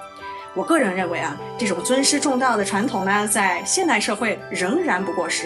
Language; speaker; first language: Chinese; native; Chinese